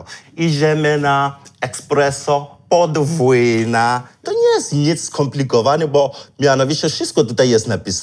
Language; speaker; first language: Polish; non-native, learner; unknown